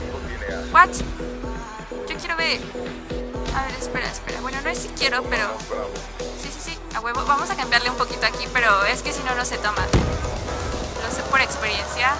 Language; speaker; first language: Spanish; native; Spanish